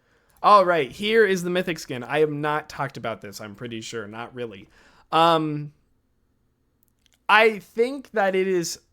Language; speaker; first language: English; native; English